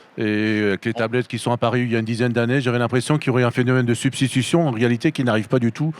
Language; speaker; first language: French; native; French